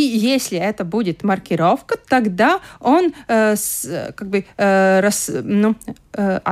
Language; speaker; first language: Russian; non-native, local second language; Latvian